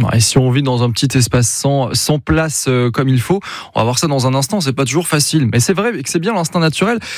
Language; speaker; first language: French; native; French